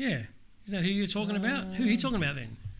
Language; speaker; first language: English; native; English